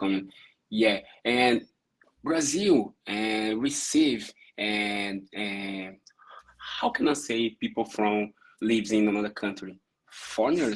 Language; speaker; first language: English; non-native, learner; Portuguese